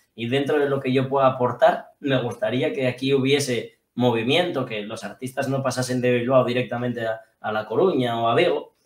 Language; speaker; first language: Spanish; native; Spanish